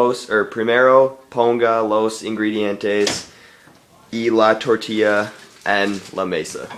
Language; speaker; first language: Spanish; non-native, learner; English